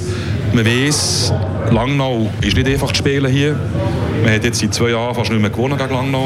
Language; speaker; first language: German; native; German